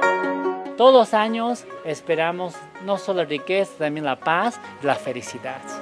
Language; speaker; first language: Spanish; non-native, learner; Chinese